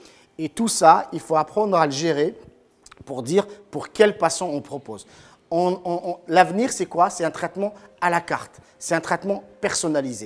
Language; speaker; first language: French; non-native, local second language; Arabic